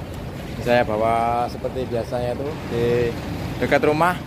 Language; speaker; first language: Indonesian; non-native, local second language; Javanese